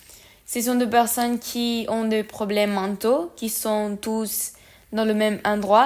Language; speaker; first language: French; non-native, learner; Spanish